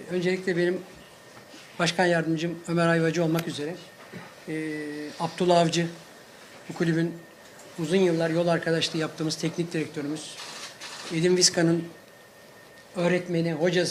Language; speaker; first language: Turkish; native; Turkish